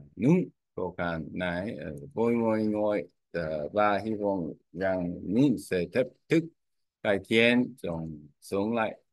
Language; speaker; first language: Vietnamese; non-native, learner; Korean